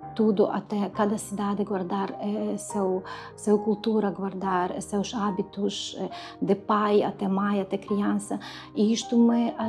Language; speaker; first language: Portuguese; non-native, learner; Ukrainian